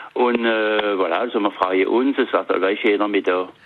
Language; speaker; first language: German; early bilingual, heritage; French